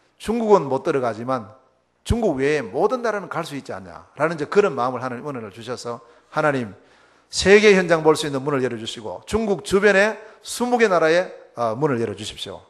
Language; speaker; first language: Korean; native; Korean